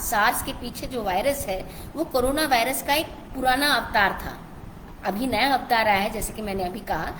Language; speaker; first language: Hindi; non-native, local second language; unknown